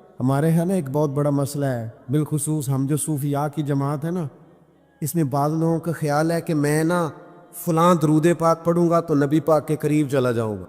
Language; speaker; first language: Urdu; non-native, local second language; Punjabi